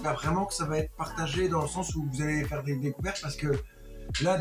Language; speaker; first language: French; native; French